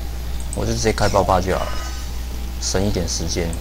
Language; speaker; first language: Chinese; native; Chinese